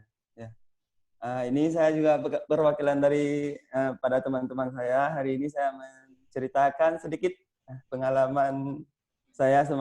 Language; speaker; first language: Indonesian; non-native, fluent; Thai